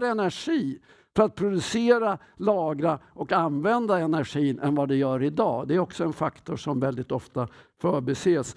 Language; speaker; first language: Swedish; native; Swedish